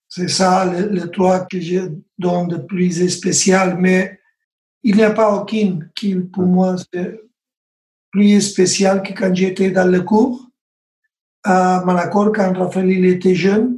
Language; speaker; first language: French; non-native, learner; Spanish